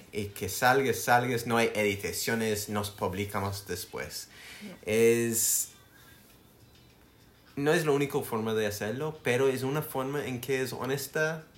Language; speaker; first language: Spanish; non-native, learner; English